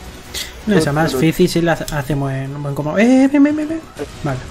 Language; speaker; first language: Spanish; native; Spanish